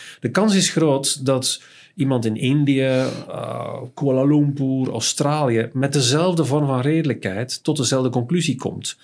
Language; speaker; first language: Dutch; native; Dutch